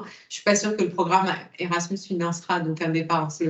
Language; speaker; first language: French; native; French